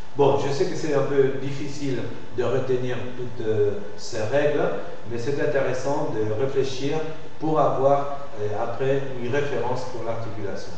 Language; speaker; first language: French; non-native, fluent; Spanish